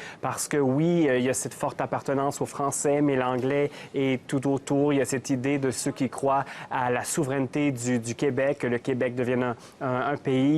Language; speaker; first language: French; native; French